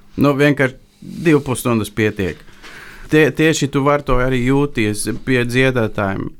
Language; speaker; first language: Latvian; non-native, fluent; Bulgarian